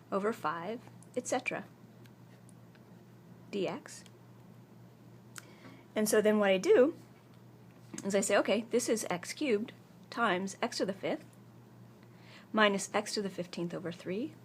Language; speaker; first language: English; native; English